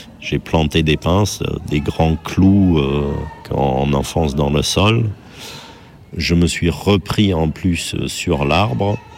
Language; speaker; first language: French; non-native, fluent; German